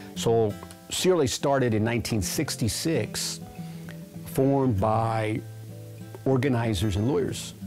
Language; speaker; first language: English; native; English